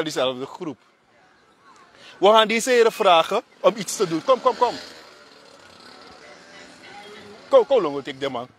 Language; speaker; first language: Dutch; native; Dutch